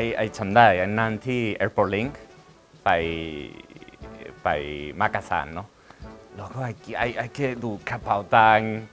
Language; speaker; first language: Thai; non-native, learner; Spanish